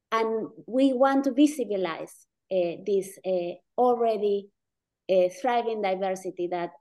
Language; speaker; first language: English; non-native, fluent; Spanish